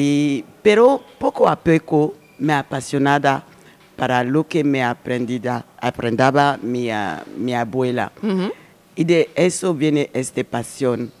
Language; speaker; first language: Spanish; non-native, learner; French